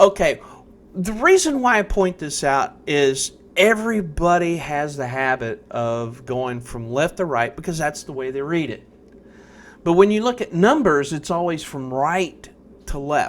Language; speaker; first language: English; native; English